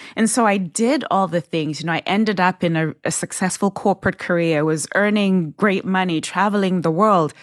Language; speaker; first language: English; non-native, local second language; Shona